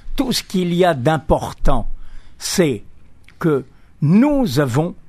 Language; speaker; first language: French; native; French